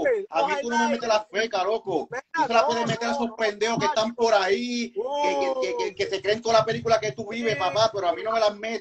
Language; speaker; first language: Spanish; native; Spanish